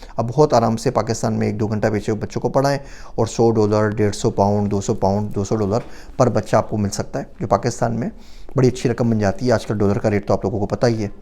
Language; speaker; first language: Urdu; native; Urdu